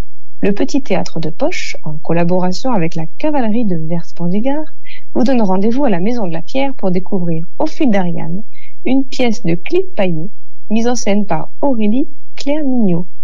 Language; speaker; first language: French; native; French